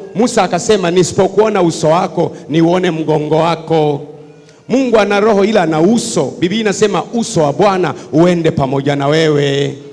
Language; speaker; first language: Swahili; native; Swahili